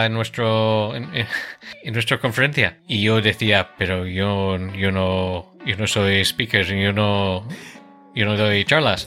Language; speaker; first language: Spanish; non-native, fluent; English